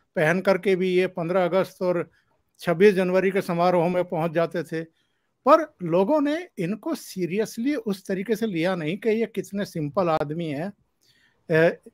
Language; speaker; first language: Hindi; native; Hindi